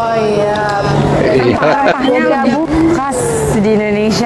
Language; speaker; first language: Indonesian; native; Indonesian